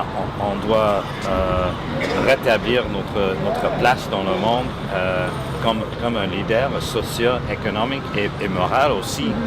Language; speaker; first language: French; non-native, local second language; English